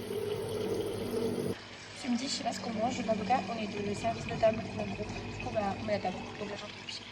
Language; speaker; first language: French; native; French